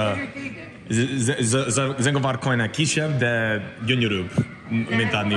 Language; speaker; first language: Hungarian; non-native, learner; English